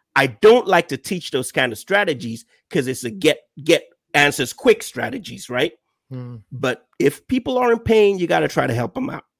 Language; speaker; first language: English; non-native, local second language; Yoruba